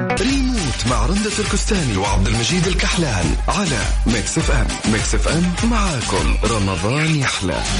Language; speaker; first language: Arabic; native; Arabic